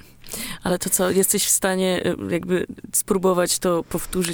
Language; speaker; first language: Polish; native; Polish